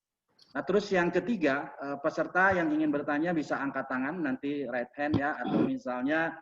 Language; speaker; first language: Indonesian; native; Indonesian